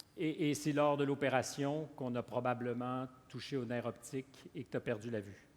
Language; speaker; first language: French; native; French